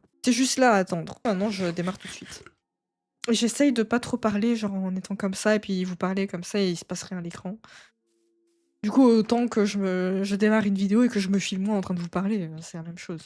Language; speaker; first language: French; native; French